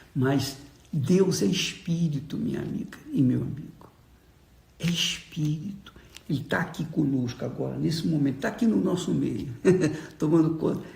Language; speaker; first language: Portuguese; native; Portuguese